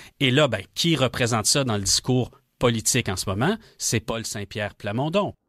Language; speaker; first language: French; native; French